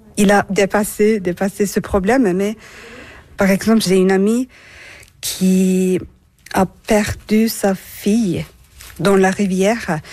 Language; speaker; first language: French; non-native, learner; Turkish